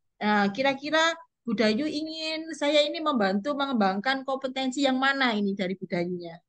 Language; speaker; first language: Indonesian; native; Indonesian